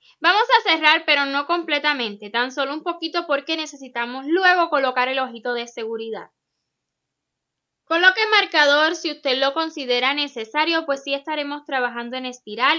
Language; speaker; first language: Spanish; native; Spanish